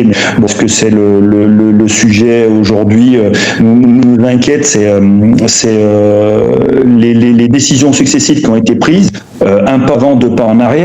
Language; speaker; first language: French; native; French